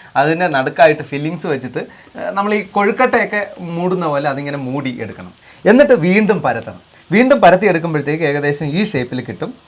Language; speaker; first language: Malayalam; native; Malayalam